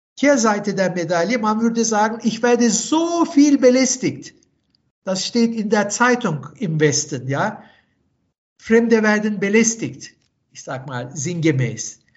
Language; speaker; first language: German; non-native, fluent; Turkish